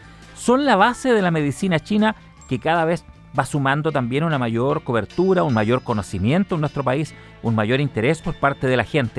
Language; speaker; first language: Spanish; native; Spanish